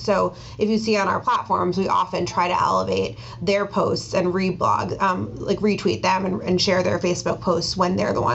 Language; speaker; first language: English; native; English